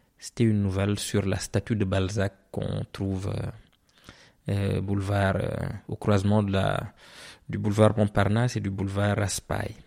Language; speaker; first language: French; non-native, local second language; Serer